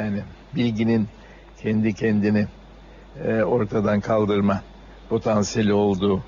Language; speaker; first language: Turkish; native; Turkish